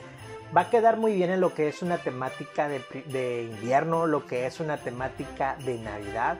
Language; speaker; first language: Spanish; native; Spanish